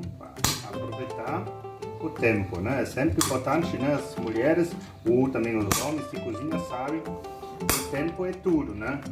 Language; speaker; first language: Portuguese; non-native, learner; German